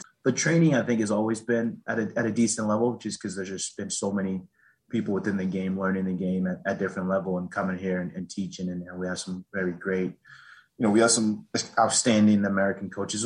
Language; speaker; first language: English; native; English